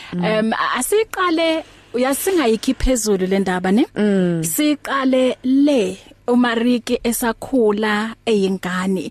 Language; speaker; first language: Zulu; native; Zulu